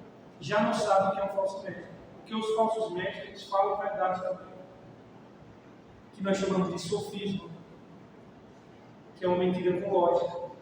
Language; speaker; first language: Portuguese; native; Portuguese